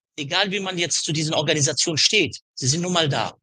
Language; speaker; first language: German; early bilingual, other home language; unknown